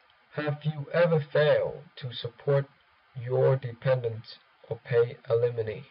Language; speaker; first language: English; non-native, learner; Vietnamese